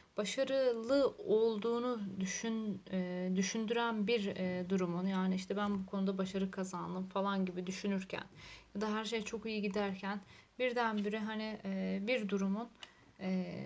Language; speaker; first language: Turkish; native; Turkish